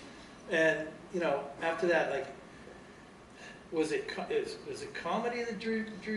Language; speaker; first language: English; native; English